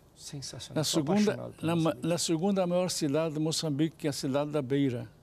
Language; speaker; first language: Portuguese; native; Portuguese